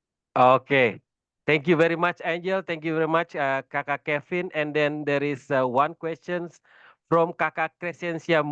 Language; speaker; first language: English; non-native, fluent; Indonesian